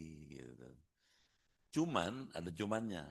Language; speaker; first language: Indonesian; native; Indonesian